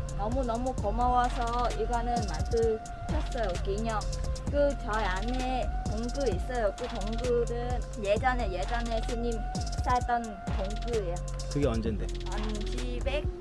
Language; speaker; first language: Korean; non-native, learner; Vietnamese